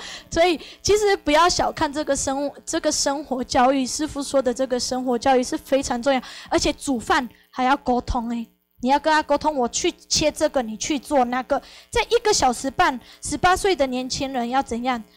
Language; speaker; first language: Chinese; non-native, fluent; Spanish